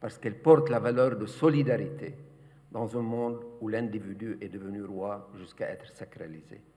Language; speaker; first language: French; non-native, local second language; Arabic